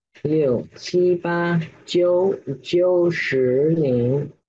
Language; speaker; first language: Chinese; non-native, learner; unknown